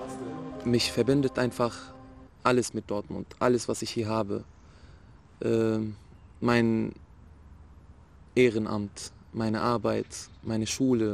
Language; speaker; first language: German; non-native, fluent; Arabic